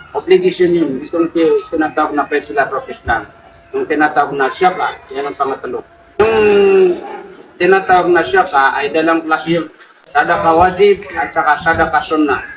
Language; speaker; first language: Filipino; non-native, local second language; Maranao